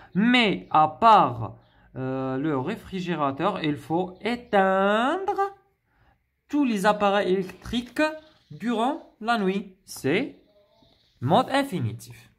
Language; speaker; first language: French; non-native, local second language; Arabic